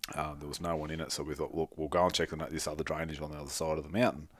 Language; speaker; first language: English; native; English